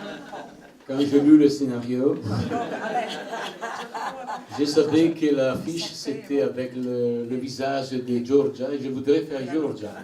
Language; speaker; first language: French; non-native, learner; Italian